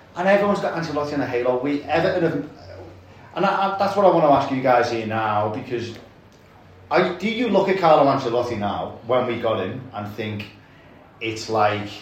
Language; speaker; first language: English; native; English